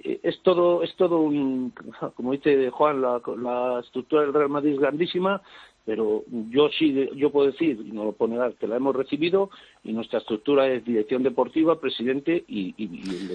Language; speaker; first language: Spanish; native; Spanish